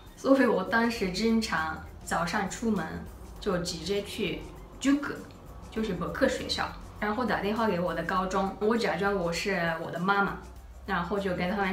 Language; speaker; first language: Chinese; non-native, fluent; Japanese